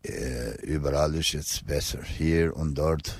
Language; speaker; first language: German; non-native, fluent; Albanian